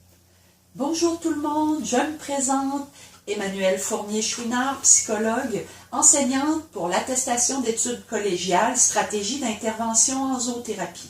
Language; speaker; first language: French; native; French